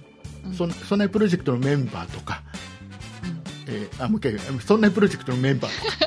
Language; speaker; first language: Japanese; native; Japanese